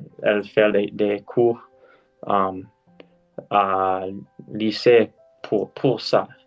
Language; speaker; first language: French; non-native, learner; English